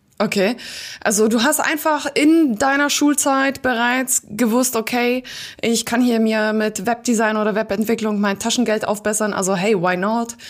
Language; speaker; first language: German; native; German